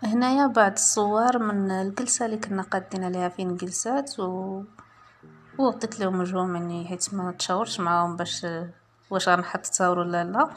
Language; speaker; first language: Arabic; native; Arabic